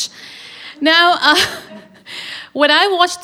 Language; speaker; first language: English; non-native, local second language; Urdu